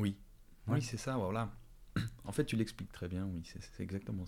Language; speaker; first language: French; early bilingual, other home language; Dutch